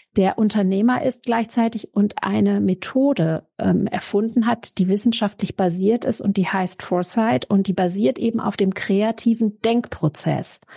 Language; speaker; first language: German; native; German